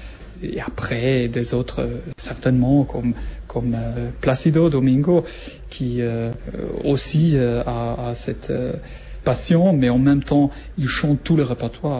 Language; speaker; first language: French; non-native, learner; German